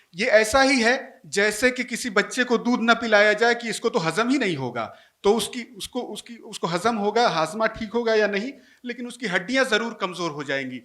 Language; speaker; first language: Hindi; native; Hindi